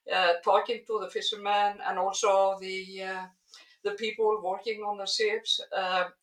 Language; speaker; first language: English; non-native, fluent; Icelandic